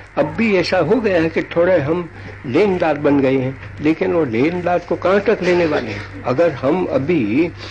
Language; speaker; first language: Hindi; non-native, local second language; Gujarati